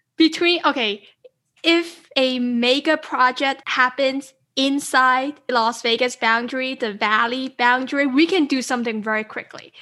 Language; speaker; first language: English; native; English